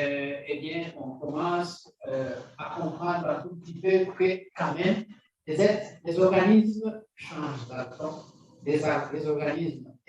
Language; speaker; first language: French; non-native, fluent; Spanish